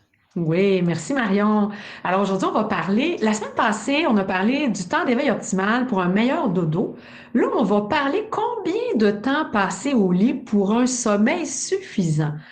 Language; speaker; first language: French; native; French